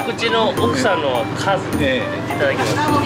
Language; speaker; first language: Japanese; native; Japanese